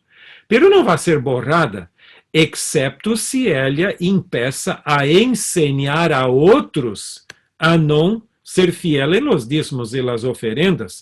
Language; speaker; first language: Spanish; non-native, fluent; Portuguese